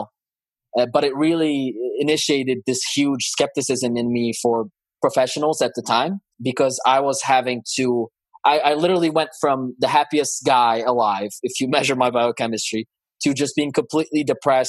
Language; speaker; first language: English; non-native, fluent; Polish